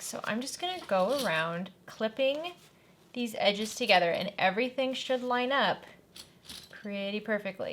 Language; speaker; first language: English; native; English